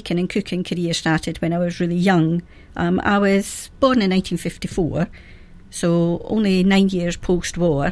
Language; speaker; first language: English; native; English